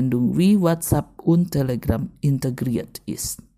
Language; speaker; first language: German; non-native, fluent; Indonesian